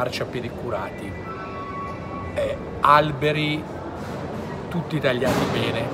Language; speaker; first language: Italian; native; Italian